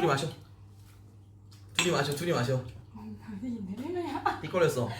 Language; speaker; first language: Korean; native; Korean